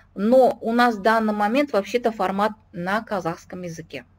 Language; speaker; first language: Russian; non-native, local second language; Kazakh